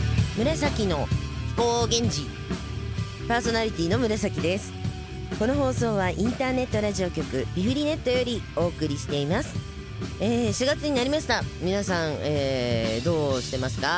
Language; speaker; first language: Japanese; native; Japanese